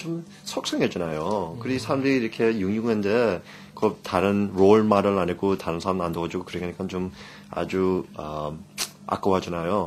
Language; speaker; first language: Korean; early bilingual, heritage; English